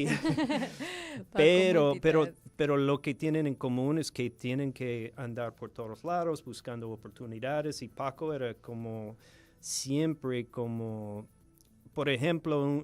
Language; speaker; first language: Spanish; non-native, fluent; English